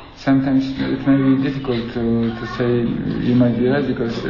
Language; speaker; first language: English; non-native, fluent; Polish